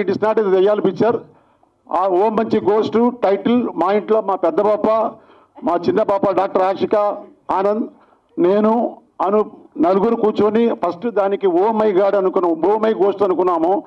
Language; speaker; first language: Telugu; native; Telugu